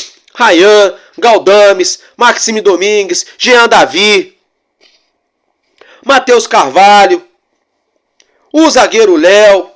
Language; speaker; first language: Portuguese; native; Portuguese